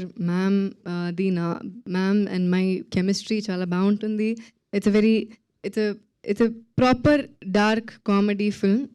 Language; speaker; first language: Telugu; non-native, local second language; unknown